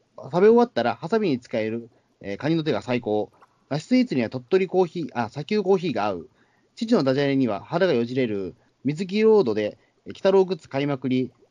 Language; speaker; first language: Japanese; native; Japanese